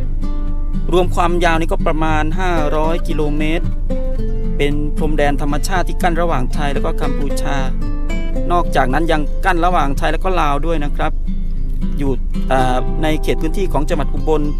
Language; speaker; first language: Thai; native; Thai